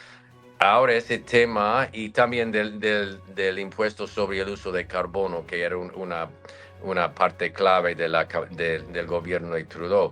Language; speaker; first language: Spanish; non-native, fluent; English